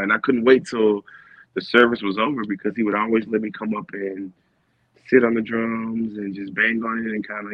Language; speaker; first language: English; native; English